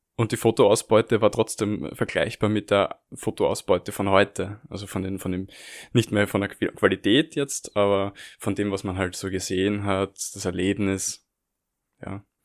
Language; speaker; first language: German; native; German